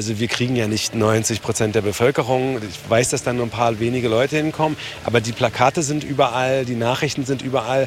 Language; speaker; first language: German; native; German